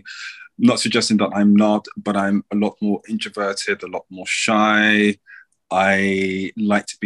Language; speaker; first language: English; native; English